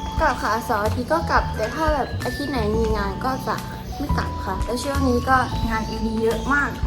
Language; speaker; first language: Thai; native; Thai